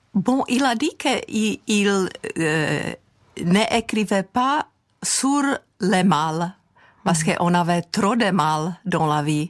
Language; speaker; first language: French; non-native, fluent; Czech